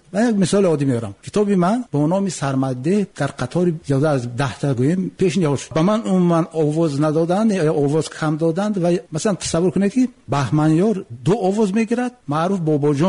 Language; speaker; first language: Tajik; native; Tajik